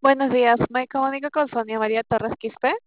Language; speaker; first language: Spanish; native; Spanish